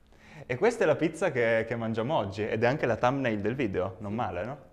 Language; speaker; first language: Italian; native; Italian